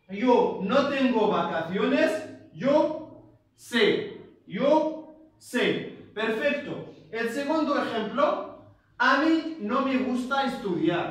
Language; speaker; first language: Spanish; non-native, fluent; Arabic